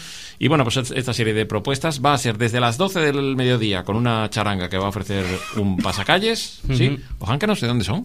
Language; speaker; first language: Spanish; native; Spanish